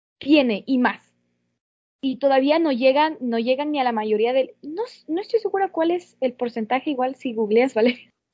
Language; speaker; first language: Spanish; native; Spanish